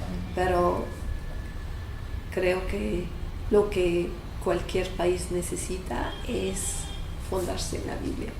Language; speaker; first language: Spanish; non-native, fluent; English